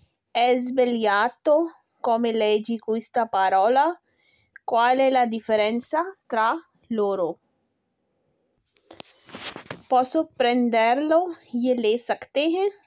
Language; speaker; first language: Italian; non-native, fluent; Urdu